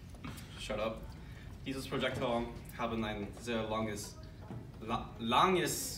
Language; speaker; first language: German; non-native, learner; English